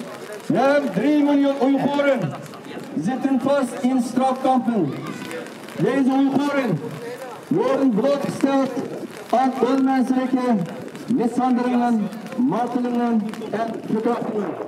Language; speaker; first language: Dutch; non-native, fluent; Uyghur